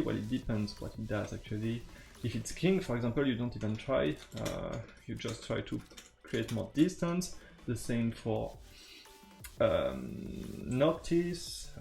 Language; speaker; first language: English; non-native, fluent; French